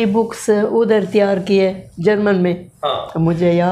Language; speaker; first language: Hindi; non-native, learner; Bosnian